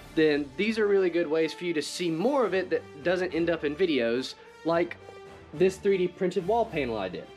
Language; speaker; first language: English; native; English